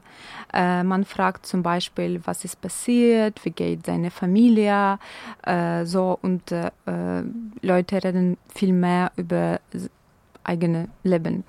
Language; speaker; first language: German; non-native, fluent; Ukrainian